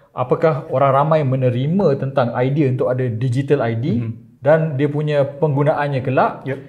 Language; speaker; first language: Malay; native; Malay